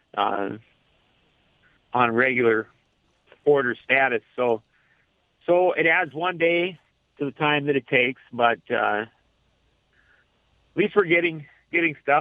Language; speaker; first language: English; native; English